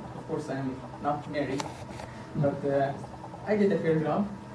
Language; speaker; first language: English; non-native, fluent; Arabic